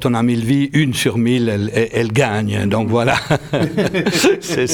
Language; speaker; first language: French; native; French